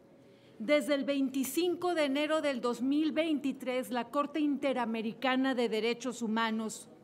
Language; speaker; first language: Spanish; native; Spanish